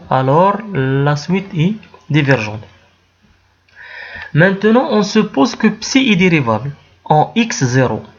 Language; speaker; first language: French; non-native, local second language; Arabic